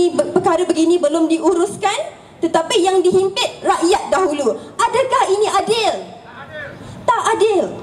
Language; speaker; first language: Malay; native; Malay